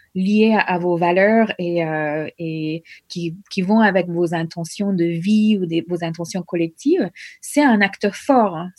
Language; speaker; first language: French; non-native, fluent; English